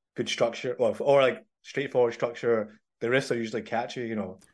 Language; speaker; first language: English; native; English